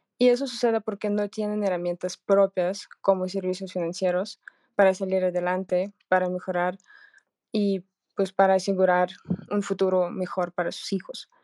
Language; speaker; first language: Spanish; non-native, fluent; Russian